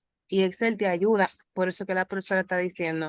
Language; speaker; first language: Spanish; native; Spanish